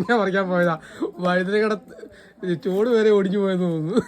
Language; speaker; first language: Malayalam; native; Malayalam